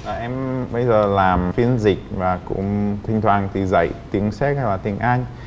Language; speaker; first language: Vietnamese; non-native, fluent; Czech